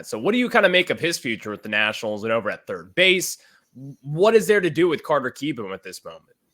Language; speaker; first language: English; native; English